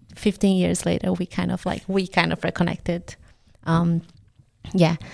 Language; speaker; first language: English; non-native, fluent; Portuguese